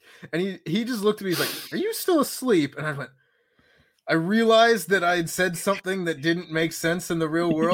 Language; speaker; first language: English; native; English